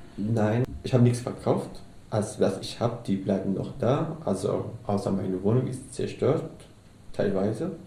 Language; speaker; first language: German; non-native, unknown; Arabic